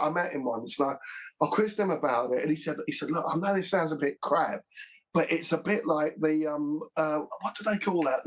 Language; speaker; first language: English; native; English